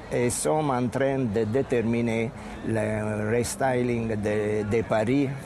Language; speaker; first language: French; non-native, fluent; Italian